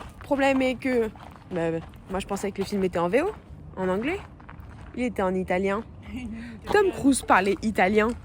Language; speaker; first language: French; native; French